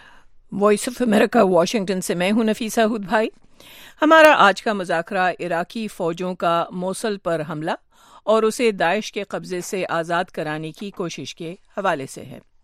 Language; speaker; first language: Urdu; native; Urdu